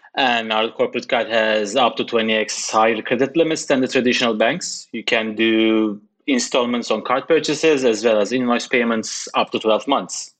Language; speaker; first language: English; non-native, fluent; Turkish